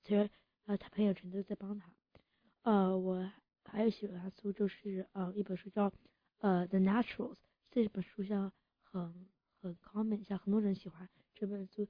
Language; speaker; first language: Chinese; early bilingual, heritage; English